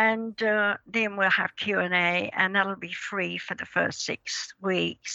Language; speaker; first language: English; native; English